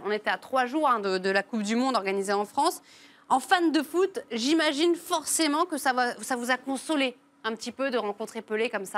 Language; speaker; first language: French; native; French